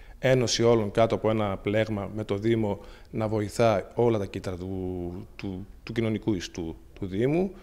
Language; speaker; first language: Greek; native; Greek